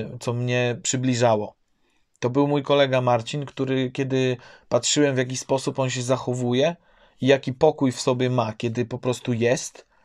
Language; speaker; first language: Polish; native; Polish